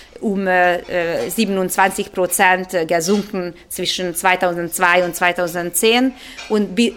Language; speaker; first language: German; non-native, fluent; Hungarian